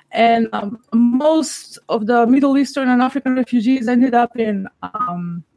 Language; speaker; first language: English; non-native, fluent; Macedonian